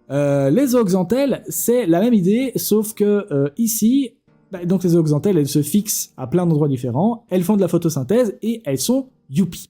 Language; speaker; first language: French; native; French